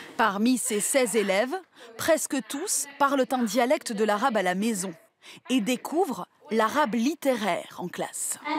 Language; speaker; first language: French; native; French